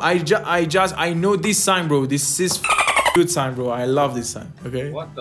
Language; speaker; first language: English; non-native, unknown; Persian